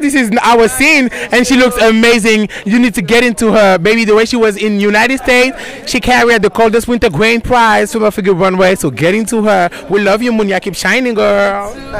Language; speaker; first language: English; non-native, fluent; French